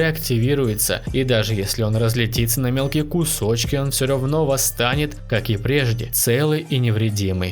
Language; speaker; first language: Russian; native; Russian